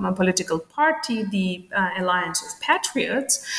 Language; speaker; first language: English; non-native, fluent; Georgian